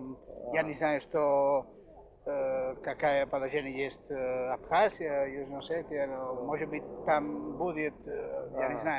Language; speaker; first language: Russian; non-native, local second language; Georgian